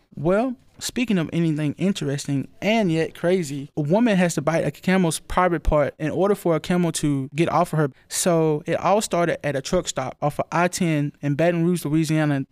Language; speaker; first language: English; native; English